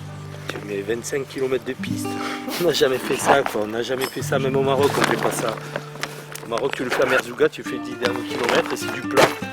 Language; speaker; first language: French; native; French